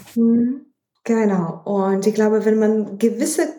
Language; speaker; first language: German; non-native, fluent; Lithuanian